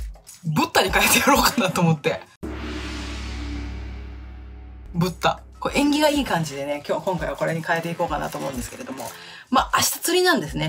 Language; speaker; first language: Japanese; native; Japanese